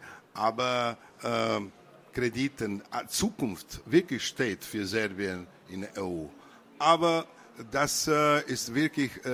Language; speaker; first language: German; non-native, learner; Serbian